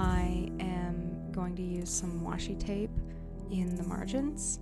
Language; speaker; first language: English; native; English